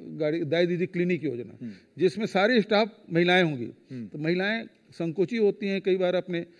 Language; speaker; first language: Hindi; native; Hindi